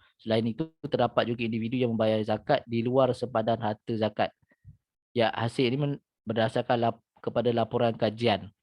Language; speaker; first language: Malay; native; Malay